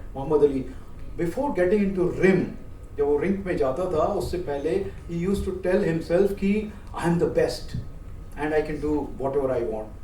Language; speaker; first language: Hindi; non-native, local second language; Marathi